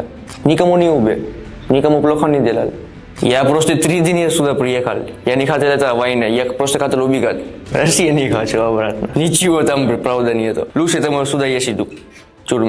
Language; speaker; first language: Russian; non-native, learner; Gujarati